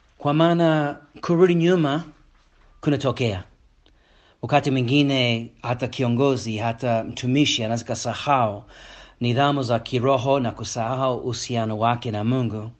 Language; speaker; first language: Swahili; non-native, fluent; English